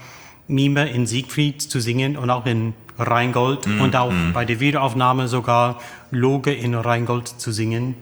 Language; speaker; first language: German; non-native, fluent; English